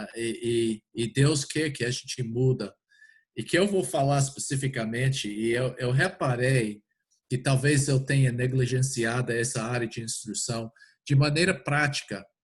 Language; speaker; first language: Portuguese; non-native, fluent; English